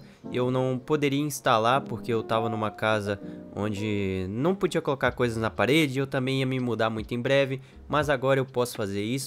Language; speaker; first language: Portuguese; native; Portuguese